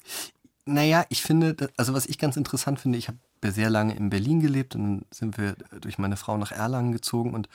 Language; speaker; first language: German; native; German